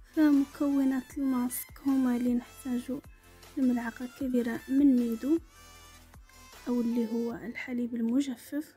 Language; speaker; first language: Arabic; native; Arabic